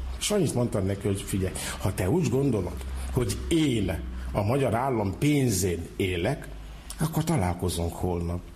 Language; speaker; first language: Hungarian; non-native, fluent; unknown